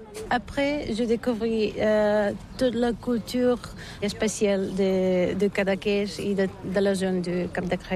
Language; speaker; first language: French; non-native, learner; Bulgarian